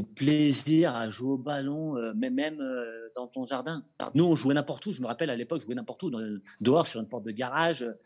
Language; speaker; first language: French; native; French